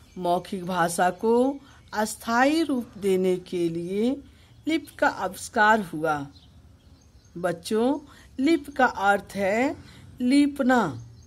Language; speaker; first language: Hindi; native; Hindi